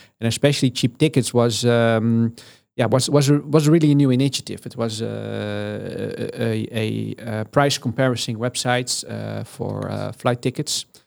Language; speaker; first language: English; non-native, fluent; Dutch